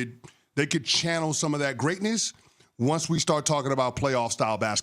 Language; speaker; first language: English; native; English